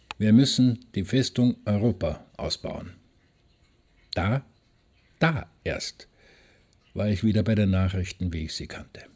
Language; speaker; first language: German; native; German